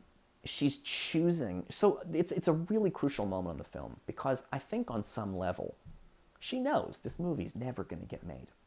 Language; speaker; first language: English; native; English